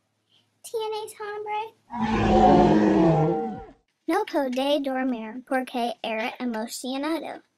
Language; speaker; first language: Spanish; non-native, learner; English